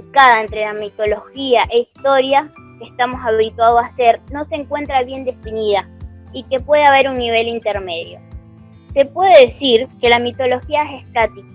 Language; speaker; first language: Spanish; native; Spanish